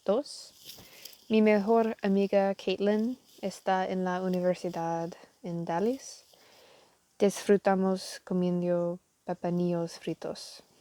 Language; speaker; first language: Spanish; non-native, learner; English